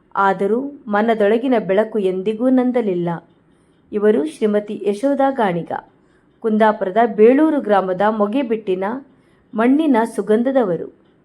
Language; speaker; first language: Kannada; non-native, local second language; Konkani